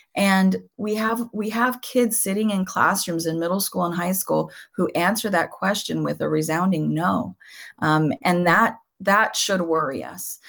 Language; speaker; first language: English; early bilingual, other home language; Spanish